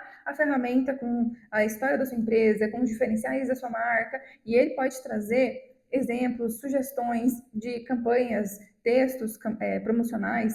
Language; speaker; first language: Portuguese; native; Portuguese